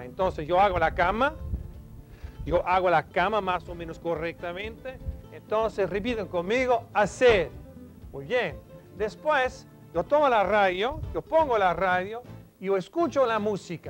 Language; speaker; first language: Spanish; non-native, fluent; English